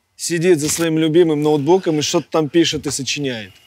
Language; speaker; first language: Russian; native; Russian